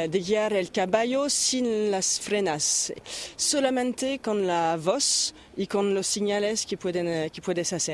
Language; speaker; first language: Spanish; non-native, fluent; French